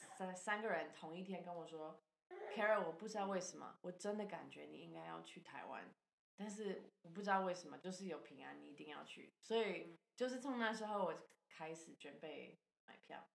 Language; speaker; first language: Chinese; non-native, fluent; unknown